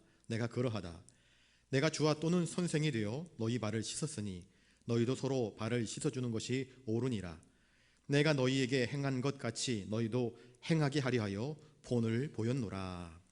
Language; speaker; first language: Korean; native; Korean